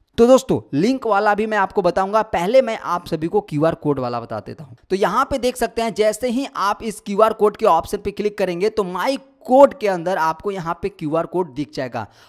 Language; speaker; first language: Hindi; native; Hindi